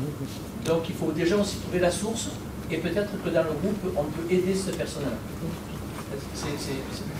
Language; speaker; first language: French; native; French